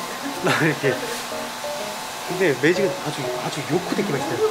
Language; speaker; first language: Korean; non-native, learner; Japanese